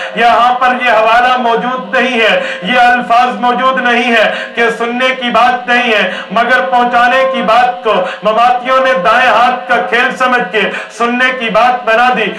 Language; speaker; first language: Urdu; non-native, local second language; Saraiki